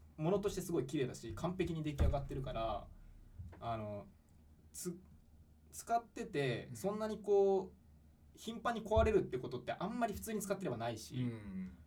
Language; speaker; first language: Japanese; native; Japanese